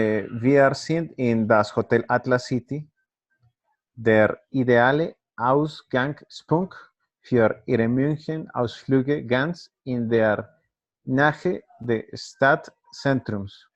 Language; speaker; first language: German; non-native, learner; Spanish